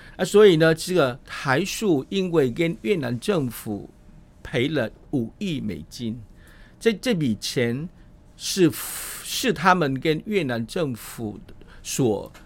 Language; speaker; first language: Chinese; non-native, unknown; Vietnamese